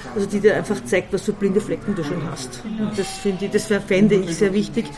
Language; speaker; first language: German; native; German